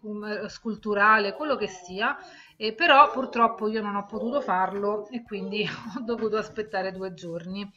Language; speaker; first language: Italian; native; Italian